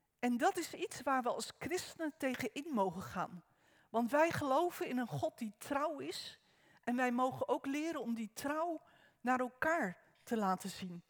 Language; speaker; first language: Dutch; native; Dutch